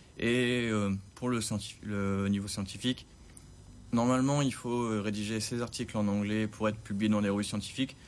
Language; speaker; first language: French; native; French